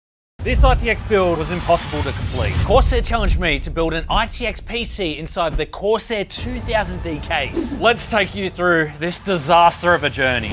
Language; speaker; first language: English; native; English